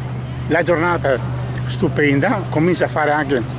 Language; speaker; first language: Italian; native; Italian